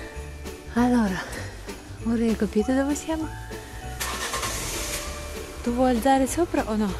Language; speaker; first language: Italian; non-native, learner; Russian